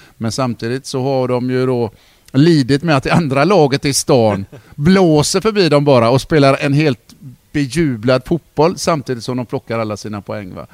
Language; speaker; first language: Swedish; native; Swedish